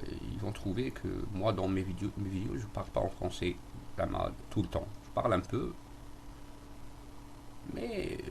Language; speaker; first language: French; non-native, local second language; Arabic